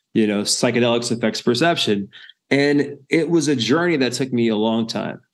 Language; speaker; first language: English; native; English